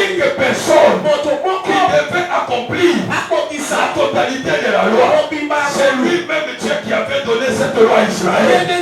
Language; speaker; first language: French; non-native, local second language; Lingala